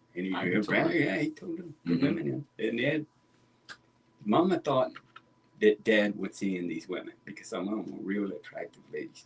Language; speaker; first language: English; native; English